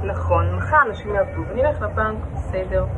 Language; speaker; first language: Hebrew; native; Hebrew